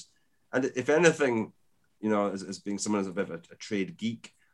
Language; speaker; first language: English; native; English